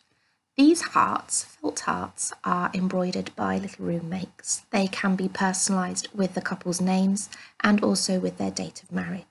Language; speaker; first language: English; native; English